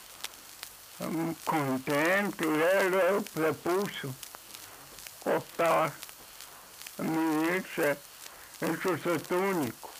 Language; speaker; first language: Spanish; non-native, local second language; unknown